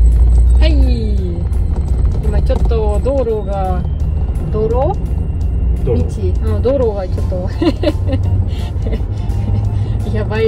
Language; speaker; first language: Japanese; non-native, learner; German